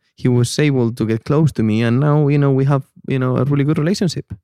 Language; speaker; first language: English; non-native, fluent; Spanish